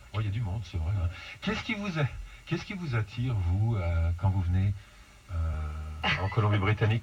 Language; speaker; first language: French; native; French